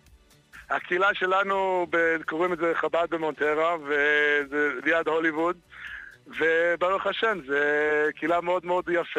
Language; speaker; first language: Hebrew; non-native, fluent; English